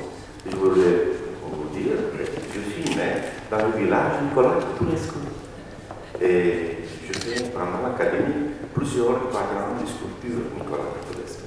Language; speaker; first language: French; non-native, learner; Romanian